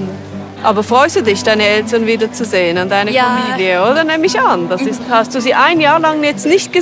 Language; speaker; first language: German; native; German